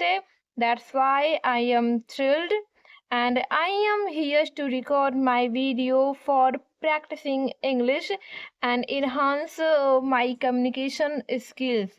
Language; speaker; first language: English; non-native, learner; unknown